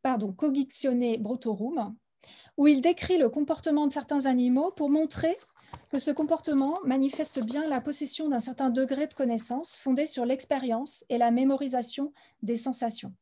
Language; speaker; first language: French; native; French